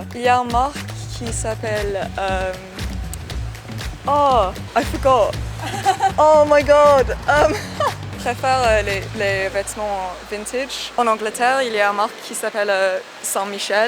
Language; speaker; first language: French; non-native, learner; English